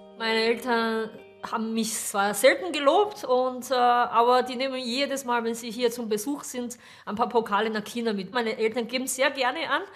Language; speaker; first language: German; non-native, fluent; Chinese